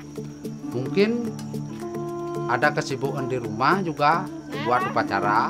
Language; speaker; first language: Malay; non-native, local second language; Balinese